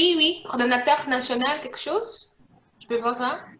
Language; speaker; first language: French; non-native, local second language; Portuguese